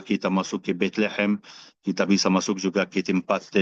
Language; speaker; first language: Indonesian; non-native, fluent; Arabic